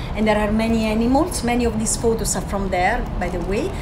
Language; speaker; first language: English; non-native, fluent; Italian